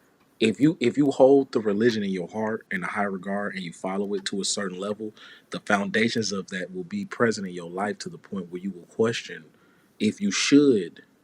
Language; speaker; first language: English; native; English